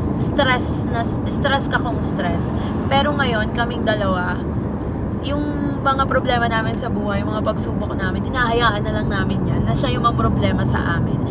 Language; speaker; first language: Filipino; non-native, local second language; Waray